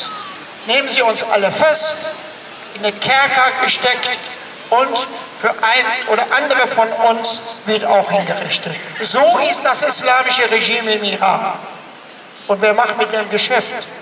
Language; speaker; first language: German; non-native, fluent; Persian